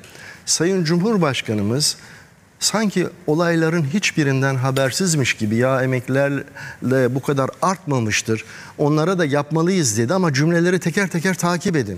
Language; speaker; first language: Turkish; native; Turkish